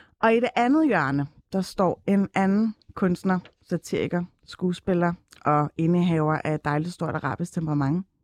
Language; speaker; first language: Danish; early bilingual, other home language; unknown